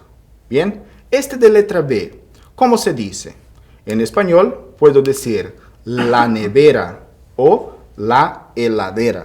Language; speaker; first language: Spanish; non-native, fluent; Portuguese